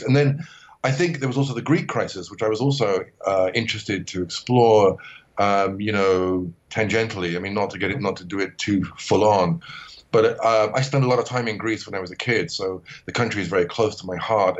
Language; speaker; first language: English; native; English